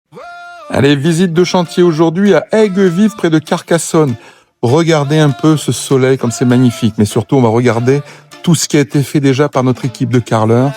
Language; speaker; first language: French; native; French